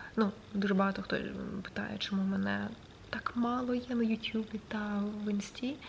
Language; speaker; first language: Ukrainian; non-native, local second language; Russian